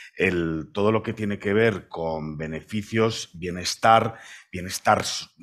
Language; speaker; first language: Spanish; native; Spanish